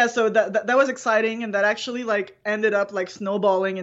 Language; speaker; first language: English; non-native, fluent; French